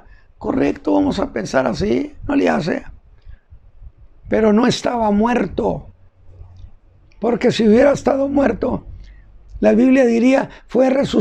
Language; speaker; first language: Spanish; native; Spanish